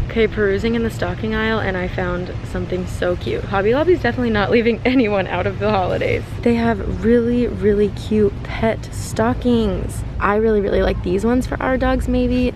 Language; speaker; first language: English; native; English